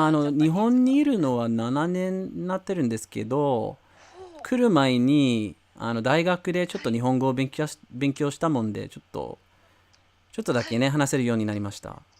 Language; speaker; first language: Japanese; non-native, fluent; English